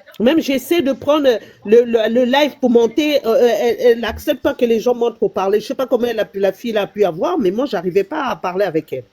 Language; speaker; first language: French; non-native, local second language; Lingala